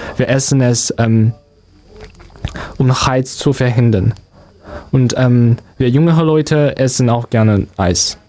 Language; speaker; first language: German; non-native, learner; Cantonese